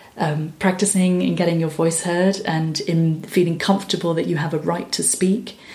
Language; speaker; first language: English; native; English